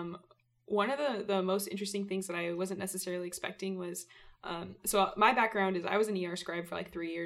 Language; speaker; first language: English; native; English